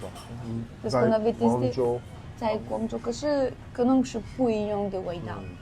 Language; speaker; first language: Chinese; non-native, learner; French